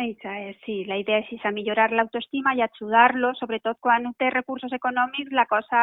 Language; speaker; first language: Catalan; native; Catalan